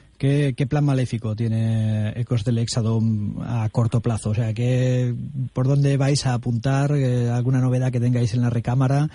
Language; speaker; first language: Spanish; non-native, local second language; Catalan